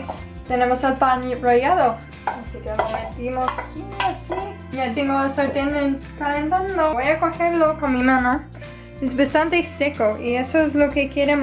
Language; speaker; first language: Spanish; non-native, fluent; English